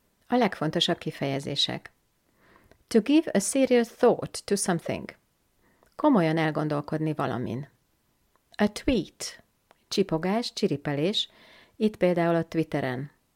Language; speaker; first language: Hungarian; native; Hungarian